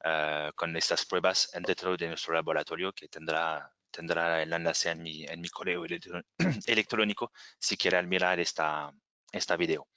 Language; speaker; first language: Spanish; non-native, fluent; French